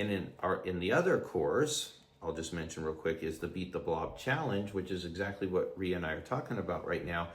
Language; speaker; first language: English; native; English